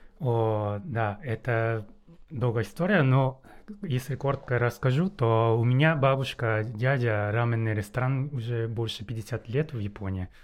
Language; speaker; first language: Russian; non-native, learner; Japanese